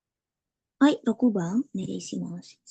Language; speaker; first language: Japanese; non-native, learner; Indonesian